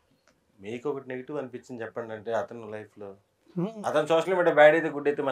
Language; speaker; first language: Telugu; native; Telugu